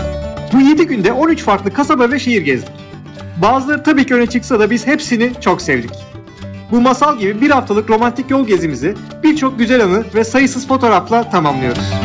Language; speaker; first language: Turkish; native; Turkish